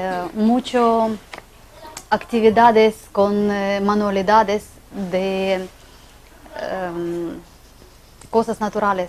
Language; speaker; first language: Spanish; non-native, learner; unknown